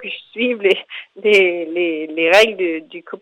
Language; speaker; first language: French; non-native, fluent; Danish